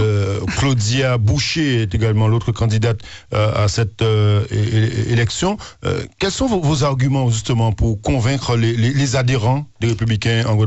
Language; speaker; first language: French; native; French